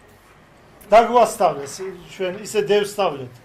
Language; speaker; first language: Georgian; early bilingual, heritage; Georgian